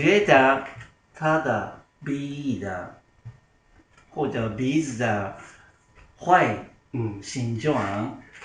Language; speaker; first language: Chinese; non-native, learner; Japanese